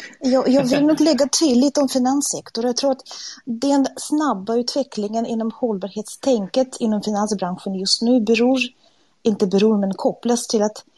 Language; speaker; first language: Swedish; non-native, fluent; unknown